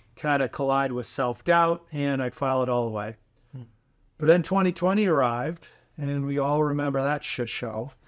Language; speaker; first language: English; native; English